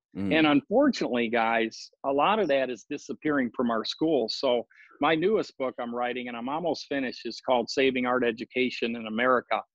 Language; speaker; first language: English; native; English